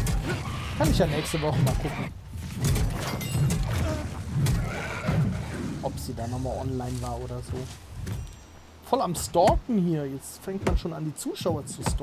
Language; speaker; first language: German; native; German